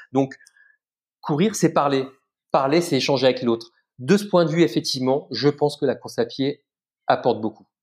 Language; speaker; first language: French; native; French